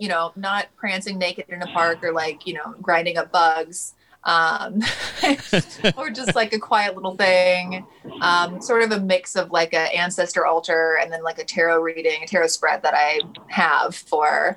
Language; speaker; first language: English; native; English